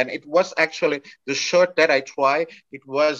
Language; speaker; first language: English; non-native, fluent; Portuguese